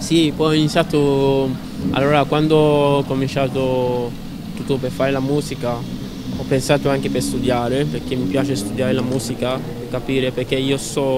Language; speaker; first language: Italian; non-native, learner; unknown